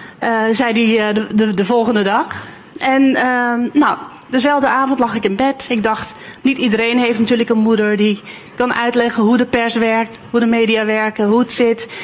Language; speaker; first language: Dutch; early bilingual, other home language; Turkish